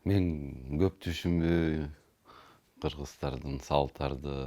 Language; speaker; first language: Kyrgyz; non-native, local second language; Tatar